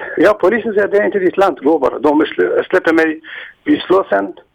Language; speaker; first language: Swedish; non-native, learner; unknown